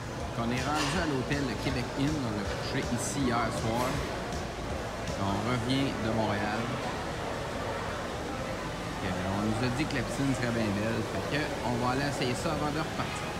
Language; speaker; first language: French; native; French